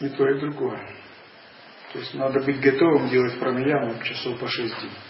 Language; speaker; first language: Russian; native; Russian